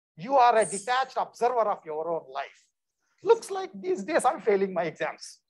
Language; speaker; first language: English; non-native, local second language; Telugu